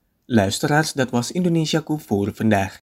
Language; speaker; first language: Dutch; non-native, fluent; Indonesian